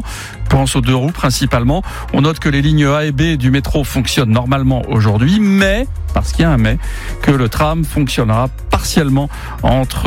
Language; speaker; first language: French; native; French